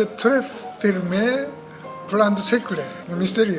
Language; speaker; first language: French; non-native, learner; Japanese